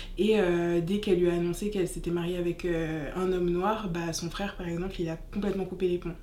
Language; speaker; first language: French; native; French